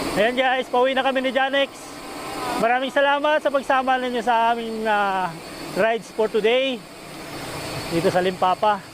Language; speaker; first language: Filipino; native; Filipino